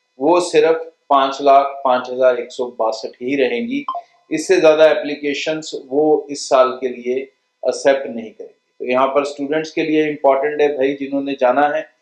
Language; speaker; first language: Hindi; non-native, local second language; Punjabi